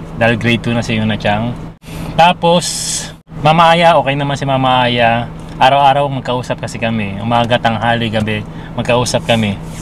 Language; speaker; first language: Filipino; native; Filipino